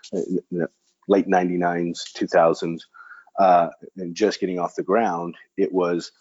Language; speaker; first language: English; native; English